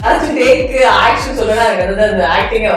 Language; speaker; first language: Tamil; native; Tamil